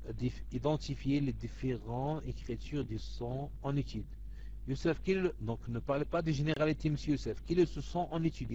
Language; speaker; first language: French; non-native, local second language; Arabic